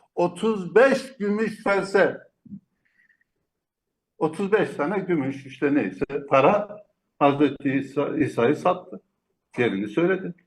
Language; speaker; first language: Turkish; native; Turkish